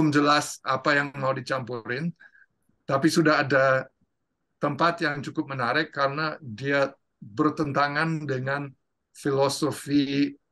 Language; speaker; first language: Indonesian; non-native, fluent; English